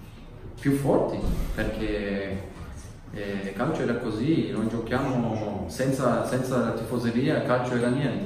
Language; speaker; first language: Italian; non-native, learner; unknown